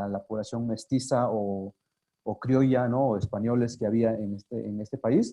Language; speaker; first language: Spanish; non-native, local second language; Zapotec